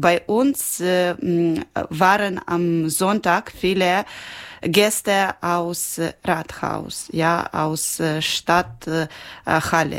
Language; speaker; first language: German; non-native, learner; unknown